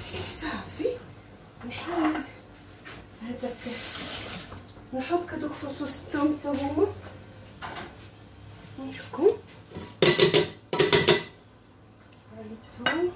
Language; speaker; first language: Arabic; native; Arabic